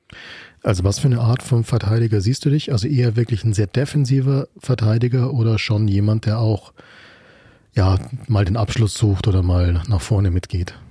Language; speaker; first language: German; native; German